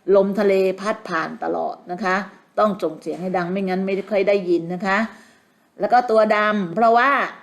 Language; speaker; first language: Thai; native; Thai